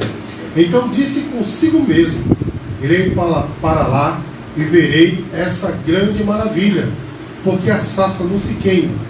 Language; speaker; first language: Portuguese; native; Portuguese